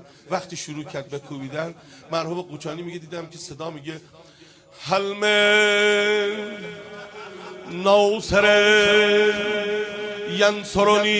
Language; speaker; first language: Persian; native; Persian